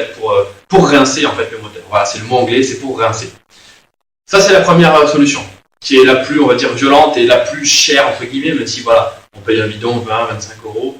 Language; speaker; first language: French; native; French